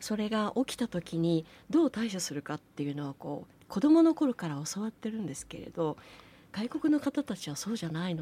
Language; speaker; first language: Japanese; native; Japanese